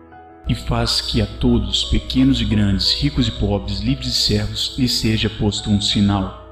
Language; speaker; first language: Portuguese; native; Portuguese